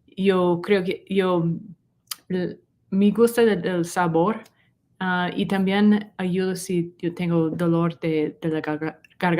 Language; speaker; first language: Spanish; non-native, learner; English